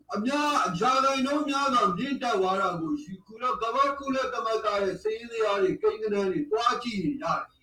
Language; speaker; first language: Burmese; native; Burmese